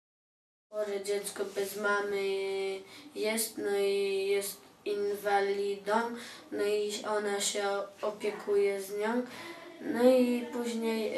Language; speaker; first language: Polish; early bilingual, other home language; Chechen